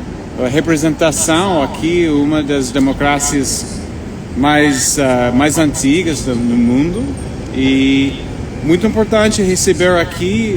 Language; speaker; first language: Portuguese; non-native, fluent; English